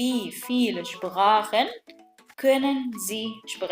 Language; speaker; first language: German; non-native, fluent; Arabic